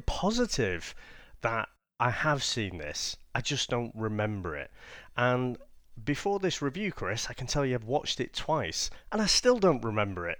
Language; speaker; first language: English; native; English